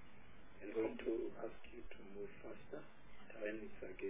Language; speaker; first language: English; non-native, local second language; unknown